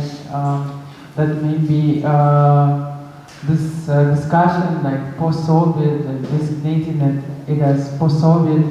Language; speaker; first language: English; non-native, fluent; Russian